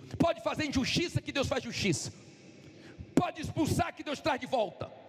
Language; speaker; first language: Portuguese; native; Portuguese